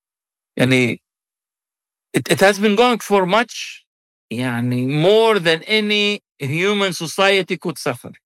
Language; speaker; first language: English; non-native, fluent; Arabic